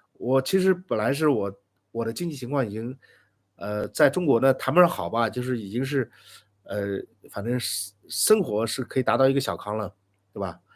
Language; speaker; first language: Chinese; native; Chinese